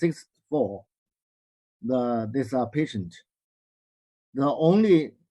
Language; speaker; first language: English; non-native, learner; Chinese